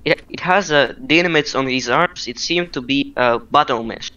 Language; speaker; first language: English; non-native, learner; Russian